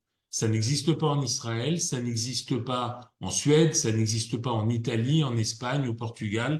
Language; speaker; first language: French; native; French